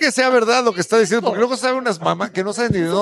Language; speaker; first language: Spanish; native; Spanish